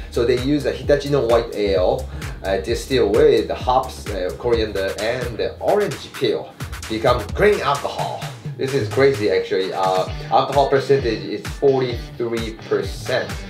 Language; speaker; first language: English; non-native, fluent; Japanese